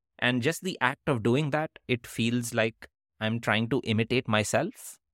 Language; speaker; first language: English; non-native, local second language; Hindi